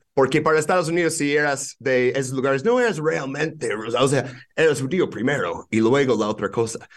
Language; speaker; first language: Spanish; non-native, fluent; English